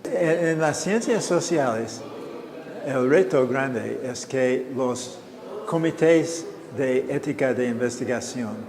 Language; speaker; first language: Spanish; non-native, fluent; English